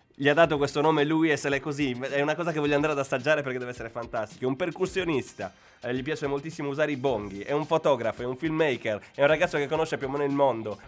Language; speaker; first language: Italian; native; Italian